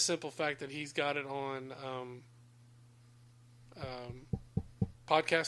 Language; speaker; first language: English; native; English